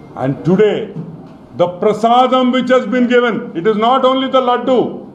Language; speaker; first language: English; non-native, local second language; Telugu